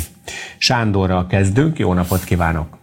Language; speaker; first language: Hungarian; native; Hungarian